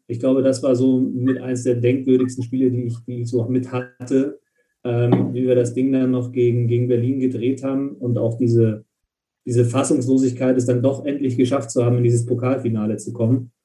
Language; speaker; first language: German; native; German